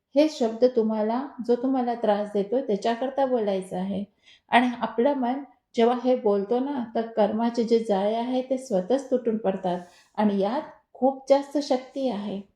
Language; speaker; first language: Marathi; non-native, local second language; Hindi